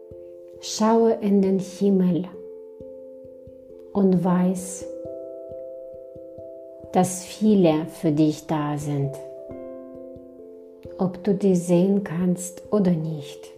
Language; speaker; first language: German; non-native, fluent; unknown